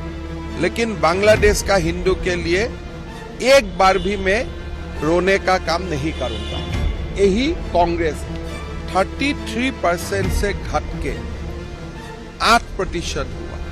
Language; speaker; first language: Hindi; non-native, local second language; Assamese